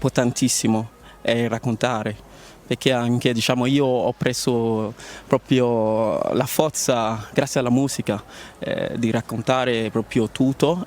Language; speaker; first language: Italian; non-native, learner; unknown